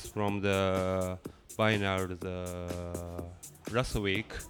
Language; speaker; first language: English; non-native, learner; Japanese